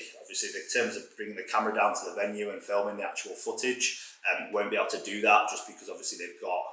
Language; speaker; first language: English; native; English